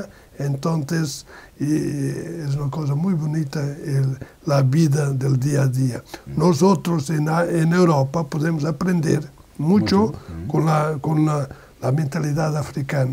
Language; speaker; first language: Spanish; non-native, learner; Portuguese